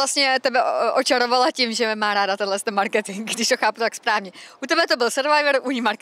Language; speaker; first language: Czech; native; Czech